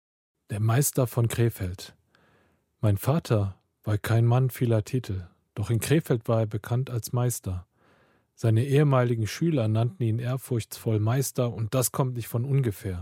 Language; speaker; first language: German; early bilingual, other home language; Korean